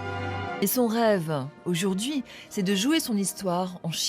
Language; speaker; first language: French; native; French